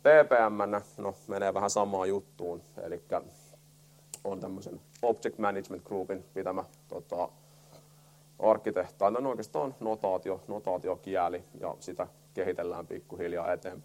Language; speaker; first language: Finnish; native; Finnish